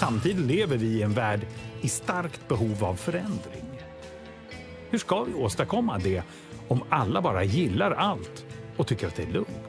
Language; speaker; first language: Swedish; native; Swedish